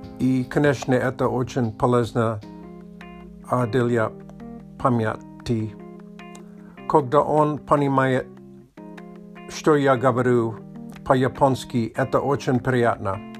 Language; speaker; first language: Russian; non-native, learner; English